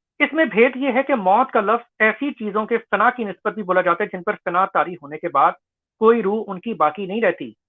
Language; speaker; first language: Urdu; native; Urdu